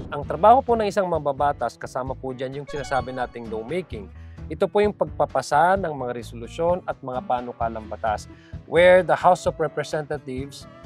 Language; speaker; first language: Filipino; non-native, local second language; Maranao